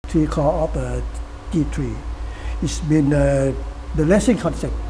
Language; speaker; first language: English; non-native, learner; Thai